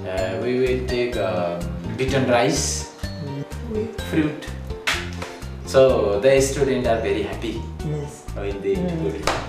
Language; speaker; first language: English; non-native, learner; Nepali